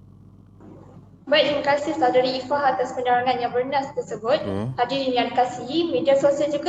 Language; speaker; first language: Malay; native; Malay